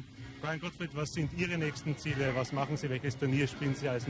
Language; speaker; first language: German; native; German